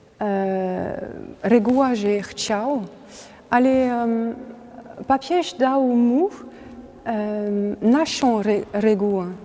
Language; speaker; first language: Polish; non-native, learner; French